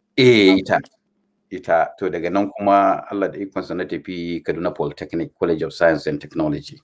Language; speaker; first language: Hausa; native; Hausa